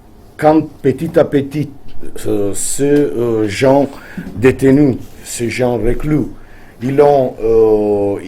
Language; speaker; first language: French; non-native, fluent; Italian